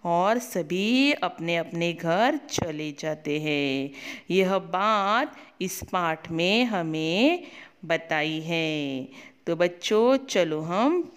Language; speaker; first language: Hindi; non-native, local second language; Marathi